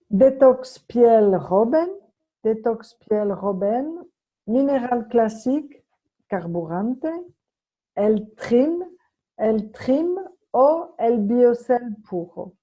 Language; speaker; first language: Spanish; non-native, fluent; French